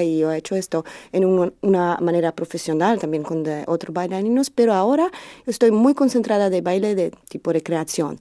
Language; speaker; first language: Spanish; non-native, learner; Polish